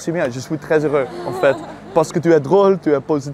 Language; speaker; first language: French; non-native, learner; Dutch